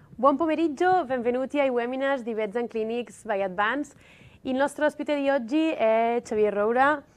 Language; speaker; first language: Italian; non-native, fluent; Spanish